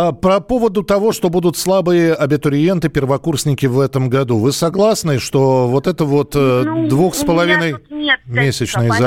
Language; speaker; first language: Russian; native; Russian